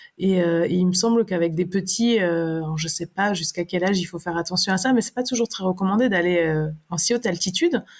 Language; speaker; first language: French; native; French